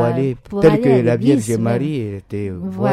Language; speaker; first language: French; non-native, local second language; Sango